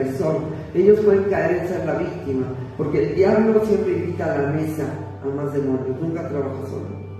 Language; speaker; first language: Spanish; native; Spanish